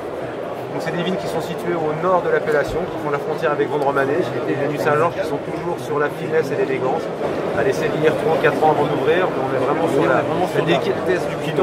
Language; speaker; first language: French; native; French